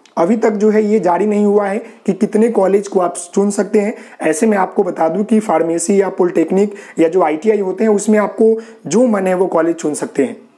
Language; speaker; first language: Hindi; native; Hindi